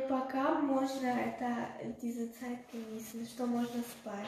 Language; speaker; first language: Russian; early bilingual, heritage; Russian